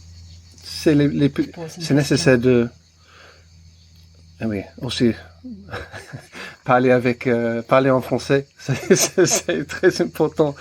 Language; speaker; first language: French; non-native, learner; English